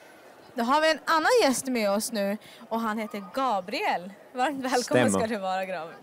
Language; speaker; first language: Swedish; native; Swedish